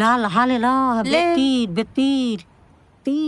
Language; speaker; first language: Arabic; non-native, learner; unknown